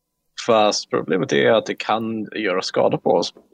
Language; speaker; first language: Swedish; non-native, fluent; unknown